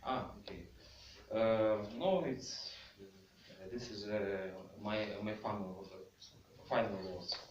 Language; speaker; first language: English; non-native, fluent; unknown